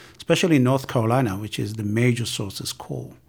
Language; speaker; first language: English; non-native, fluent; Hebrew